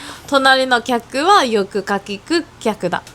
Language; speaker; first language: Japanese; non-native, learner; Filipino